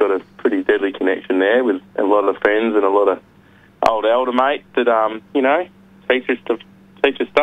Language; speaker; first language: English; native; English